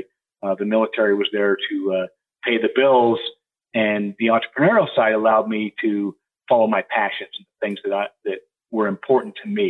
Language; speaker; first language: English; native; English